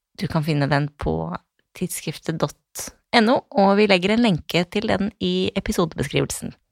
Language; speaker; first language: Norwegian; native; Norwegian